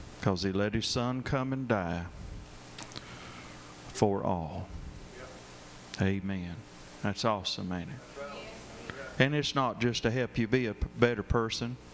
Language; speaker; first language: English; native; English